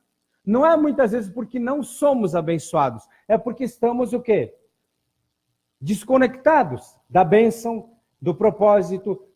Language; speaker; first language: Portuguese; native; Portuguese